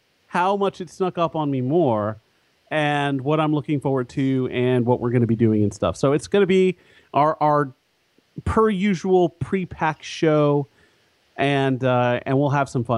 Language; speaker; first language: English; native; English